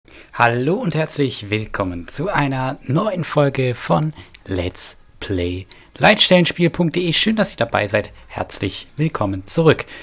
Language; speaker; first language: German; native; German